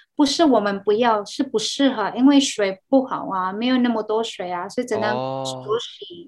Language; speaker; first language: Chinese; non-native, fluent; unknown